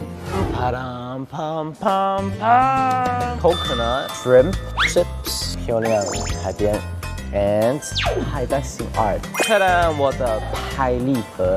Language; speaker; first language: Chinese; non-native, learner; Thai